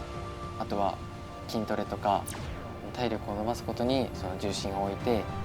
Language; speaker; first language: Japanese; native; Japanese